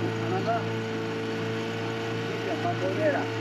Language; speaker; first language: English; non-native, learner; Arabic